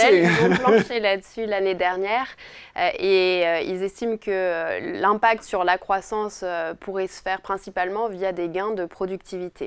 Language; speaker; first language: French; native; French